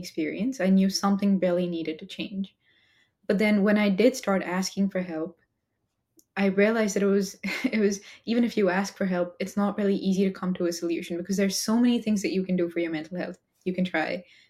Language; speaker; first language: English; non-native, local second language; Hindi